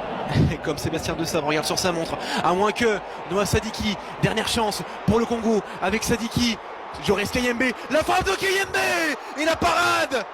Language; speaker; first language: French; native; French